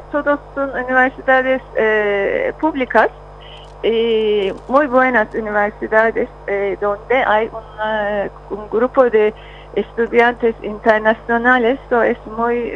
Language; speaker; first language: Spanish; non-native, fluent; Turkish